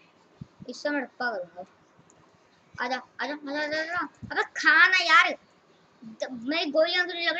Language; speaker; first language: Hindi; native; Hindi